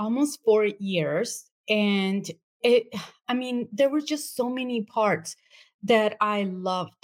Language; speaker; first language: English; non-native, fluent; Spanish